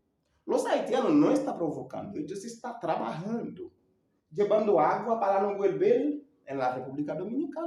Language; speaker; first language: Spanish; non-native, learner; Haitian Creole